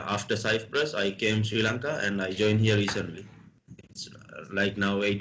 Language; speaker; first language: English; non-native, local second language; Sinhala